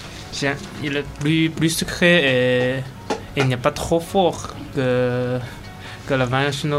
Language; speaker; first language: French; non-native, learner; Chinese